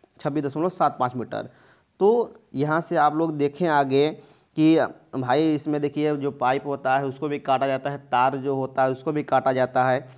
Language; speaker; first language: Hindi; native; Hindi